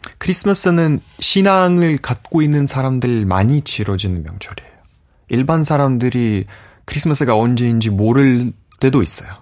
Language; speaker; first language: Korean; non-native, fluent; Russian